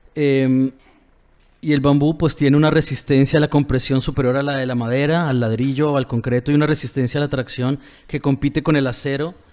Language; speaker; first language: Spanish; native; Spanish